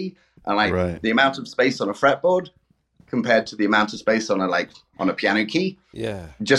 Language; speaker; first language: English; native; English